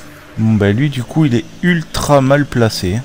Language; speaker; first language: French; native; French